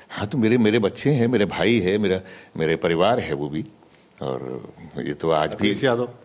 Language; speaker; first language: Hindi; native; Hindi